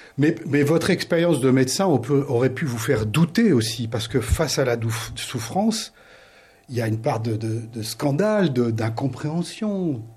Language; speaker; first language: French; native; French